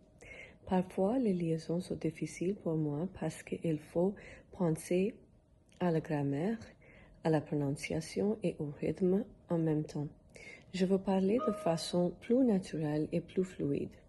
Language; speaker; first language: French; non-native, learner; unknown